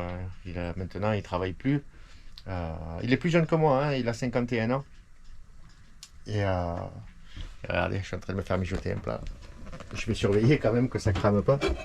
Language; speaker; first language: French; native; French